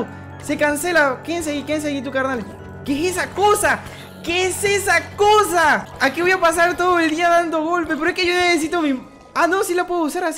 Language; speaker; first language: Spanish; native; Spanish